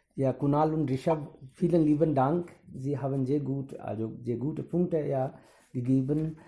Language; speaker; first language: German; non-native, fluent; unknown